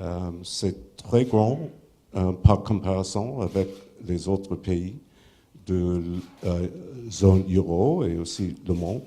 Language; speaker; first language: French; non-native, fluent; English